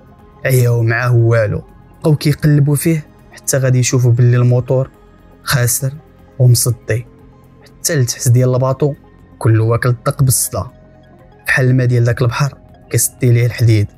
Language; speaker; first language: Arabic; native; Arabic